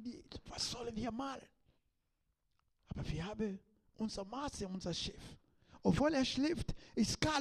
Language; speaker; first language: German; non-native, learner; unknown